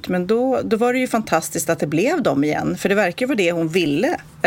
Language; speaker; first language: Swedish; native; Swedish